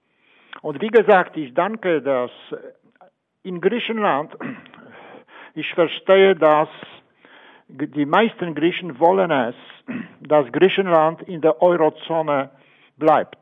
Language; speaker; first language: German; non-native, fluent; Polish